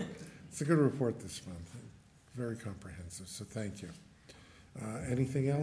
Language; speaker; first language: English; native; English